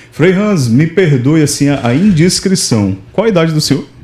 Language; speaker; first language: Portuguese; native; Portuguese